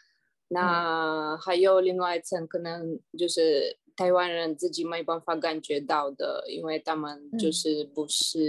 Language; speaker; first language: Chinese; non-native, fluent; Russian